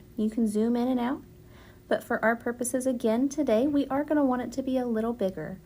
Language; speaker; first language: English; native; English